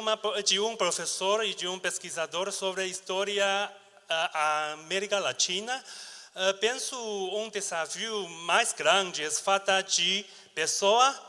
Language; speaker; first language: Portuguese; non-native, learner; Chinese